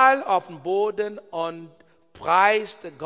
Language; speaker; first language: German; non-native, learner; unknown